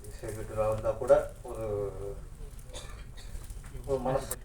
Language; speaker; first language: Tamil; native; Tamil